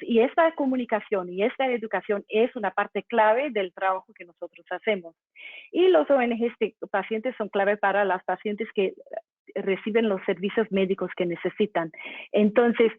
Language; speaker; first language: Spanish; non-native, fluent; English